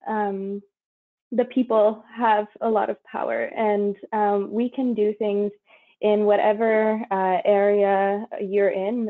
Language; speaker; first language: English; native; English